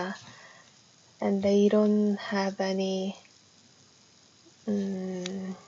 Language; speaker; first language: English; non-native, fluent; Korean